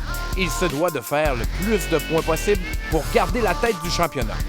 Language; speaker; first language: French; native; French